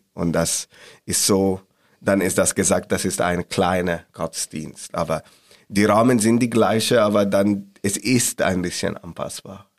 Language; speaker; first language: German; non-native, learner; Arabic